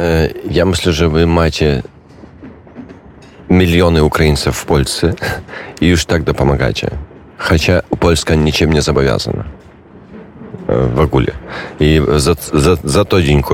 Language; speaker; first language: Polish; non-native, learner; Ukrainian